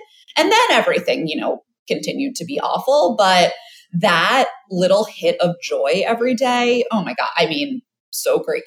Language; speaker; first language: English; native; English